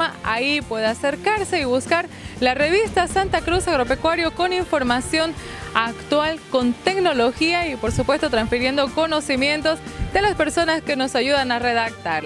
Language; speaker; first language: Spanish; native; Spanish